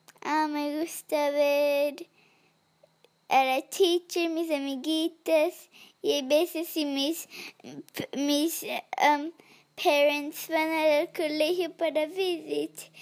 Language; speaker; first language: Spanish; early bilingual, heritage; English